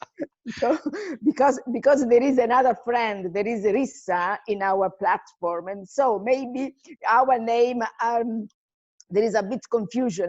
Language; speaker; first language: English; non-native, fluent; Italian